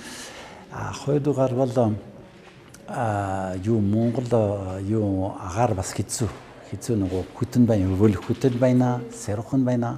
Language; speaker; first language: Mongolian; non-native, fluent; French